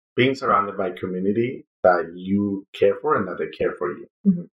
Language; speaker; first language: English; non-native, fluent; Spanish